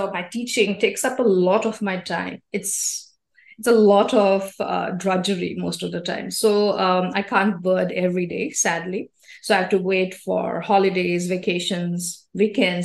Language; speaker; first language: English; non-native, local second language; Assamese